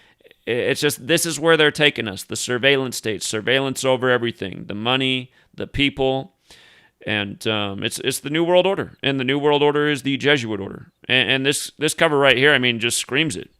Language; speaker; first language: English; native; English